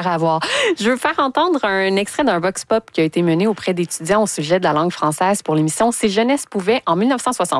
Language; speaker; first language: French; native; French